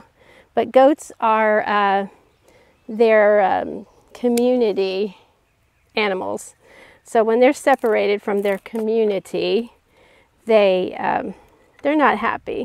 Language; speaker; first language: English; native; English